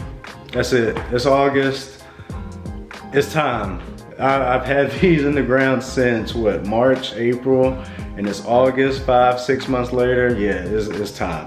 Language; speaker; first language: English; native; English